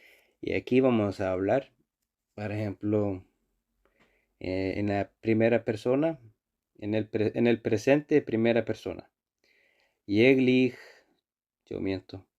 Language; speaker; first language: Spanish; non-native, fluent; Icelandic